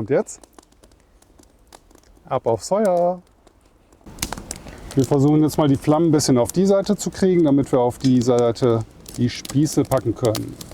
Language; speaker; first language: German; native; German